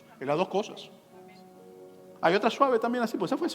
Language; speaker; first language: Spanish; native; Spanish